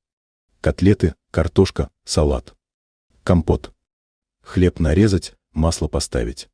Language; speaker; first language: Russian; native; Russian